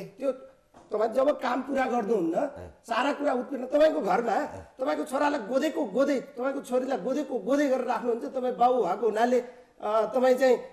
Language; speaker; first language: Nepali; non-native, local second language; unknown